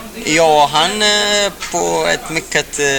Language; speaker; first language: Swedish; non-native, fluent; Arabic